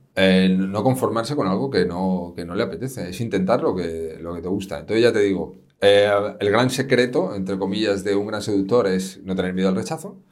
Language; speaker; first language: Spanish; native; Spanish